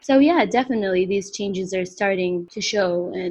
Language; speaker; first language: English; non-native, fluent; Arabic